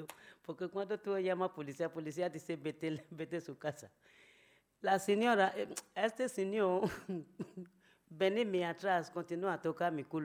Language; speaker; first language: Spanish; non-native, learner; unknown